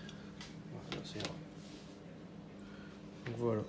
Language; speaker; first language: French; native; French